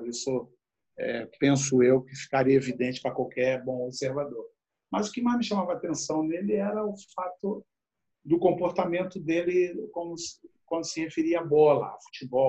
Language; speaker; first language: Portuguese; native; Portuguese